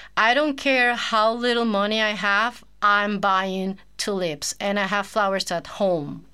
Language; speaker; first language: English; non-native, fluent; Spanish